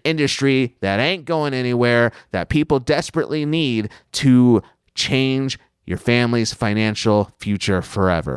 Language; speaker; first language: English; native; English